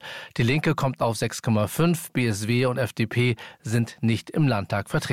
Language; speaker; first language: German; native; German